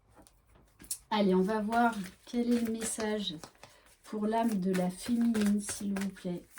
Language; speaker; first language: French; native; French